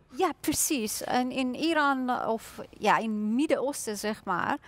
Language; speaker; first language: Dutch; non-native, learner; Persian